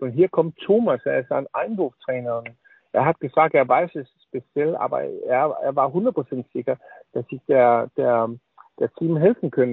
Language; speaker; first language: German; non-native, learner; Danish